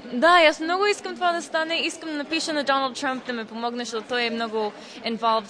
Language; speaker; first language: Bulgarian; early bilingual, heritage; Bulgarian